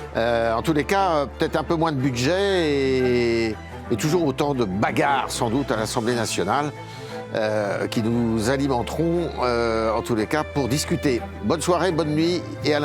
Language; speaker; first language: French; native; French